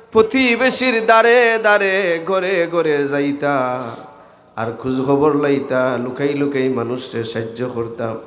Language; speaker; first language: Bangla; native; Bangla